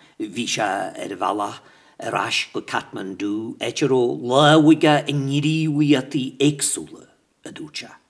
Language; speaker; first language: Irish; native; Irish